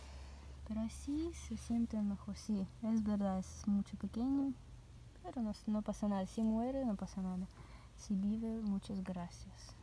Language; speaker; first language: Spanish; non-native, learner; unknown